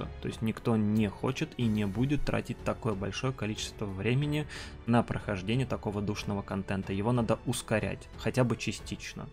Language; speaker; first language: Russian; native; Russian